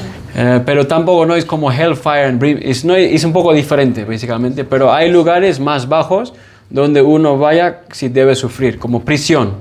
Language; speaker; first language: Spanish; non-native, fluent; English